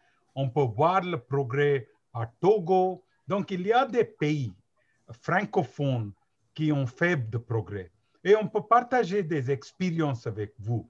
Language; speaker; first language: French; non-native, learner; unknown